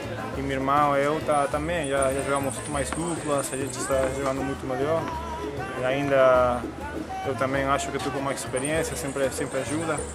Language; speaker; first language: Portuguese; non-native, fluent; Spanish